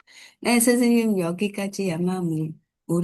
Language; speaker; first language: Korean; non-native, learner; Vietnamese